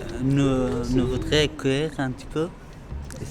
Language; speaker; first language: French; non-native, learner; Persian